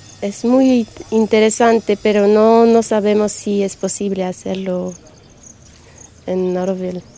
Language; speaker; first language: Spanish; non-native, learner; French